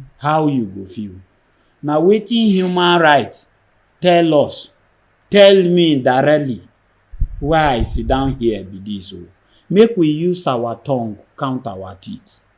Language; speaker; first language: Nigerian Pidgin; non-native, local second language; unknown